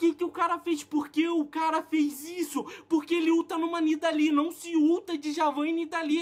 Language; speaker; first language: Portuguese; native; Portuguese